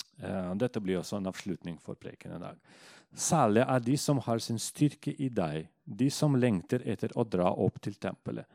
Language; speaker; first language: Norwegian; non-native, fluent; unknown